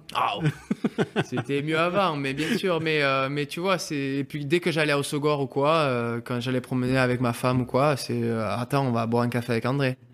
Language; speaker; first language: French; native; French